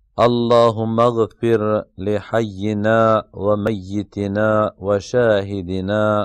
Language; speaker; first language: Arabic; non-native, fluent; Bosnian